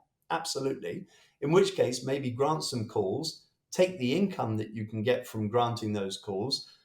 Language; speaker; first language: English; native; English